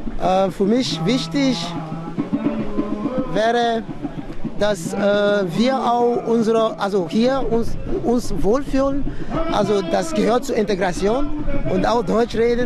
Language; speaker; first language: German; non-native, fluent; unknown